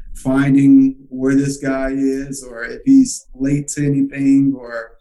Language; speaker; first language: English; native; English